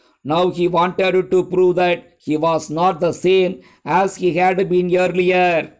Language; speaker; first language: English; non-native, local second language; Tamil